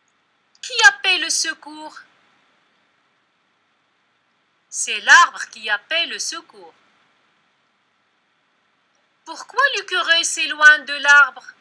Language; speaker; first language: French; non-native, local second language; Arabic